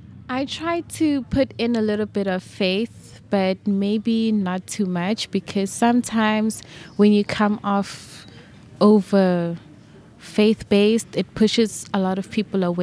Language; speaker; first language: English; non-native, local second language; Venda